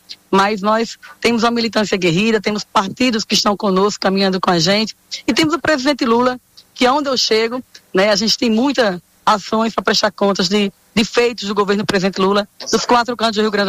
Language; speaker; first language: Portuguese; native; Portuguese